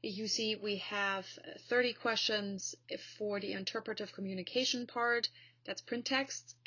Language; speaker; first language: English; non-native, fluent; German